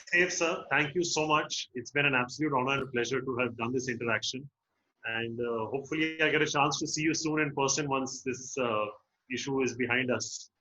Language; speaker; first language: English; non-native, local second language; Hindi